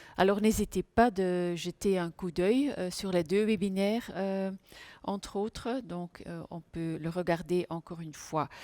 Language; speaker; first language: French; non-native, local second language; Dutch